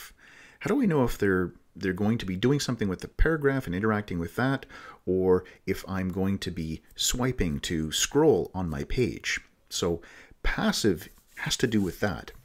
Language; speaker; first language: English; native; English